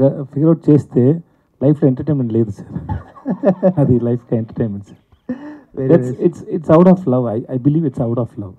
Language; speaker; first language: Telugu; non-native, learner; Tamil